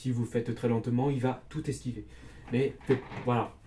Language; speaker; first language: French; native; French